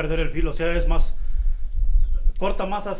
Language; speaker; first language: Spanish; native; Spanish